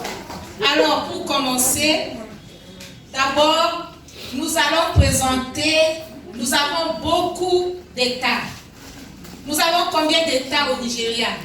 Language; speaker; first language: French; non-native, learner; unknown